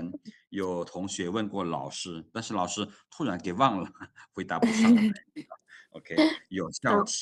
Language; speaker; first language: Chinese; non-native, fluent; Lao